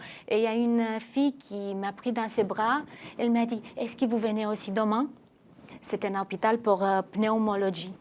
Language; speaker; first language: French; non-native, fluent; Romanian